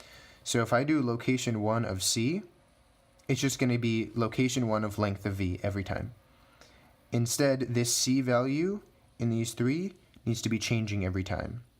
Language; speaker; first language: English; native; English